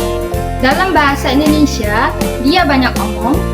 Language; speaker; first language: Indonesian; non-native, local second language; Malay